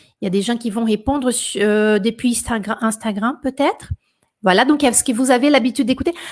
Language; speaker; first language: French; non-native, fluent; Portuguese